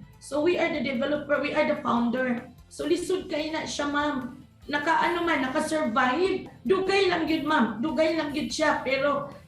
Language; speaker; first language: Cebuano; native; Cebuano